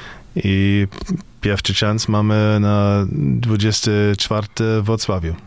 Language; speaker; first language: Polish; non-native, learner; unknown